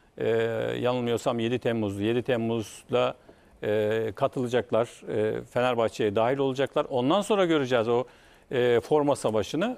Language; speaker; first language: Turkish; native; Turkish